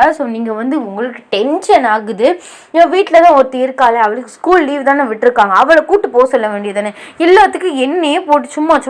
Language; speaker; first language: Tamil; native; Tamil